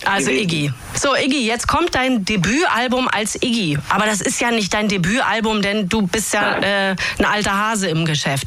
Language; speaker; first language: German; native; German